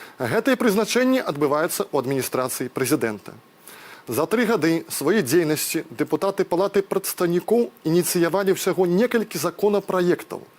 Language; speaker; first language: Belarusian; non-native, local second language; Russian